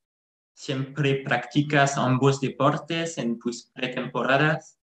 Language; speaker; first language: Spanish; non-native, fluent; French